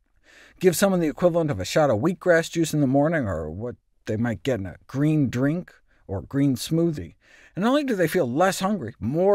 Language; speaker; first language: English; native; English